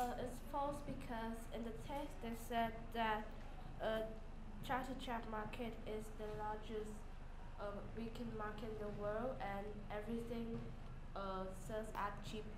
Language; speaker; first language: English; non-native, learner; Vietnamese